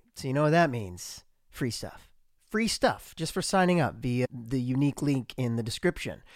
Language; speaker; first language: English; native; English